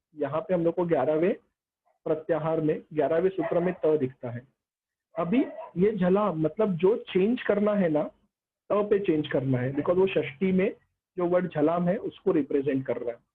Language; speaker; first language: Hindi; non-native, local second language; Marathi